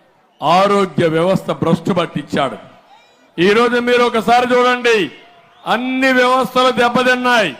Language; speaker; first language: Telugu; native; Telugu